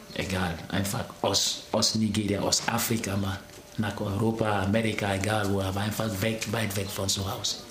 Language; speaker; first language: German; non-native, fluent; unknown